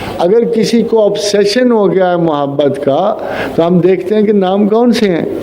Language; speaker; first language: Urdu; non-native, local second language; Punjabi